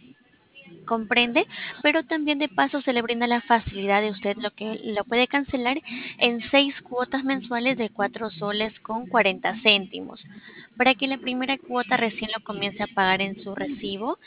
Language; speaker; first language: Spanish; native; Spanish